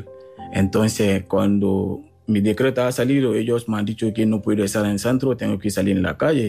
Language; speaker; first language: Spanish; non-native, learner; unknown